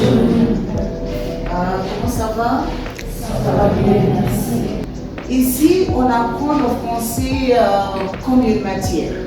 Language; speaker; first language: French; non-native, fluent; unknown